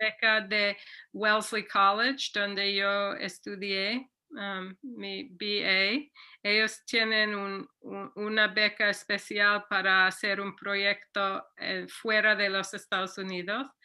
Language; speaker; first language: Spanish; non-native, fluent; English